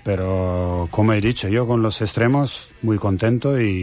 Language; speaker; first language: Spanish; non-native, fluent; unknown